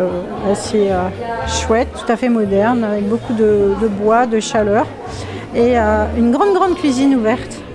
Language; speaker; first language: French; native; French